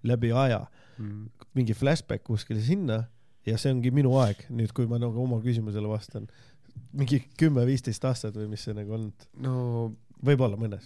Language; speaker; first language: Estonian; non-native, local second language; Russian